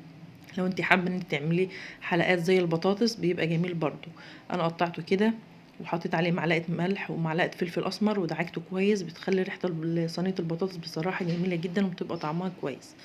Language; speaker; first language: Arabic; native; Arabic